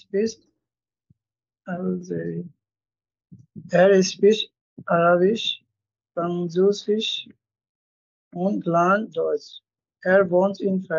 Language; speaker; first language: German; non-native, learner; Bangla